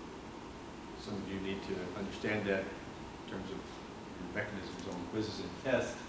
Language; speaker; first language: English; native; English